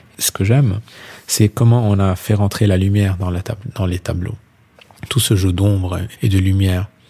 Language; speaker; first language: French; non-native, local second language; Arabic